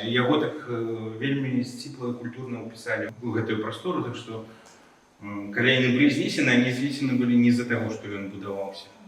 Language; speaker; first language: Belarusian; non-native, local second language; Russian